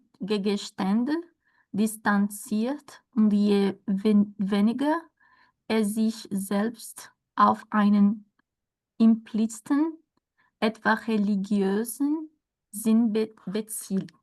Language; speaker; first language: German; non-native, learner; Portuguese